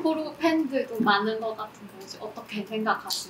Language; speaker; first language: Korean; non-native, fluent; Chinese